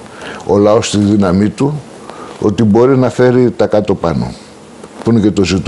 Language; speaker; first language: Greek; native; Greek